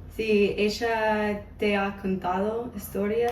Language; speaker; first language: Spanish; non-native, learner; English